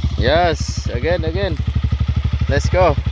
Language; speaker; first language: English; non-native, learner; Lao